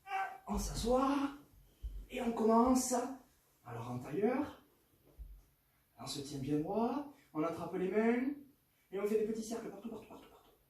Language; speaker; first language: French; native; French